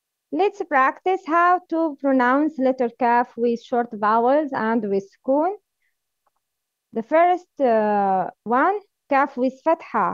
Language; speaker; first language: English; non-native, learner; Arabic